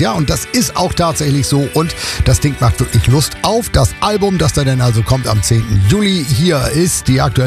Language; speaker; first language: German; native; German